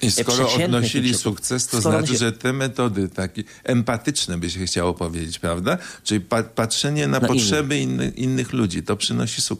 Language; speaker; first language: Polish; native; Polish